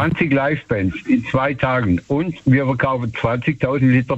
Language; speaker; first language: German; native; German